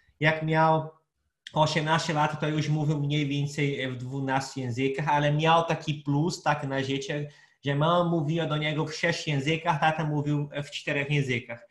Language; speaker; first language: Polish; non-native, fluent; Portuguese